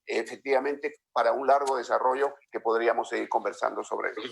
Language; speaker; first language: Spanish; native; Spanish